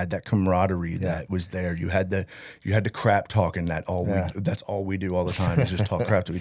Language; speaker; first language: English; native; English